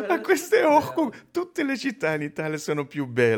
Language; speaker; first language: Italian; non-native, fluent; Portuguese